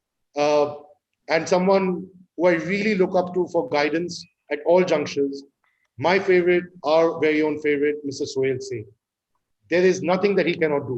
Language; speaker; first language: English; non-native, local second language; Hindi